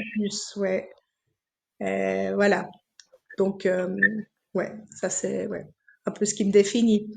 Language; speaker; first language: French; native; French